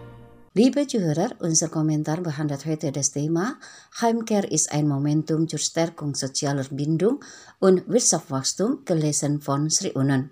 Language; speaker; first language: German; non-native, fluent; Indonesian